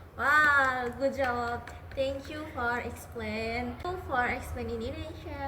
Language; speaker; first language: English; non-native, learner; Indonesian